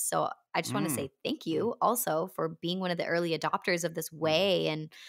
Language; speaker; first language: English; native; English